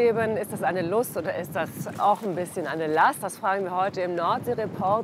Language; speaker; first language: German; native; German